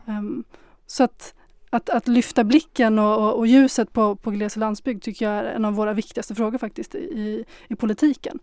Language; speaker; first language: Swedish; early bilingual, other home language; Arabic